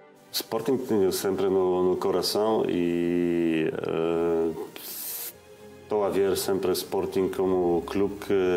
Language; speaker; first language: Portuguese; non-native, fluent; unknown